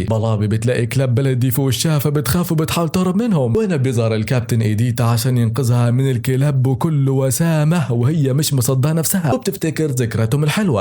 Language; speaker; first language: Arabic; native; Arabic